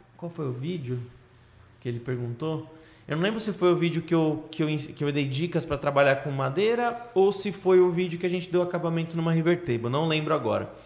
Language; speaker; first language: Portuguese; native; Portuguese